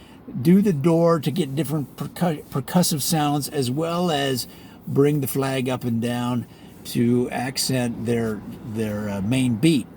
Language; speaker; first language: English; native; English